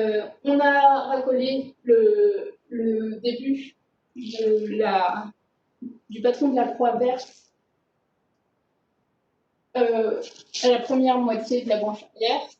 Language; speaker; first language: French; native; French